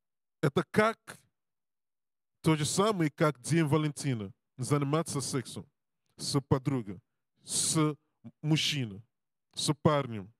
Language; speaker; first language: Russian; non-native, learner; English